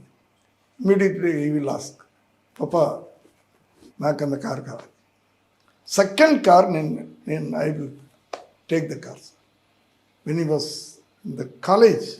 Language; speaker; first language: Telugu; non-native, learner; Tamil